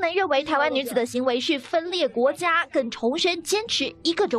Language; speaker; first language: Chinese; native; Chinese